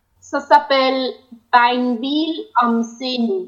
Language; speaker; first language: French; non-native, local second language; German